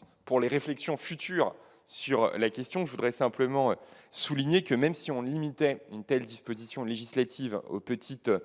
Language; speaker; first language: French; native; French